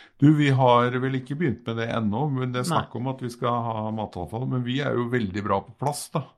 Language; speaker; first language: Norwegian; native; Norwegian